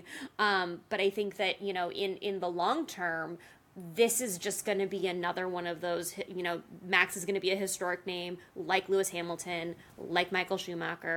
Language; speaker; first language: English; native; English